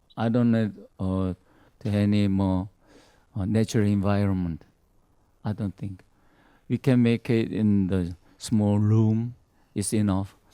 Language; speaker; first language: English; non-native, learner; Korean